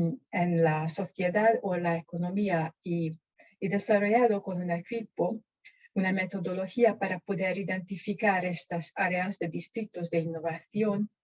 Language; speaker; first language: Spanish; non-native, fluent; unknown